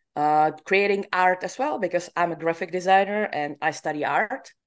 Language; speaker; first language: English; non-native, fluent; Czech